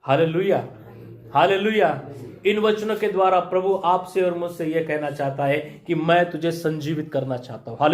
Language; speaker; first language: Hindi; non-native, local second language; Marathi